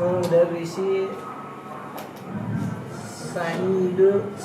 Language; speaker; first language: Arabic; non-native, learner; Indonesian